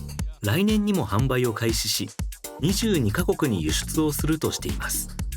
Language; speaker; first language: Japanese; native; Japanese